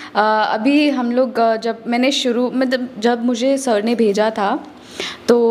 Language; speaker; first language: Hindi; native; Hindi